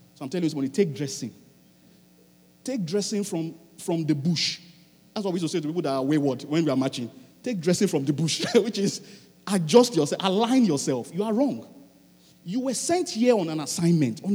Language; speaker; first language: English; non-native, local second language; Yoruba